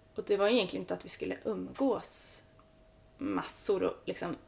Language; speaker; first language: Swedish; early bilingual, other home language; Spanish